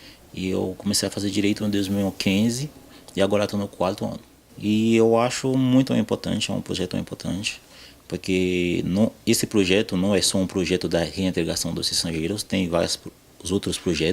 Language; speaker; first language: Portuguese; non-native, fluent; Haitian Creole